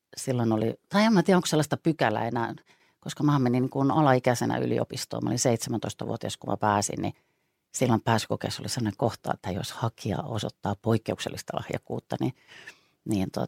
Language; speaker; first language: Finnish; native; Finnish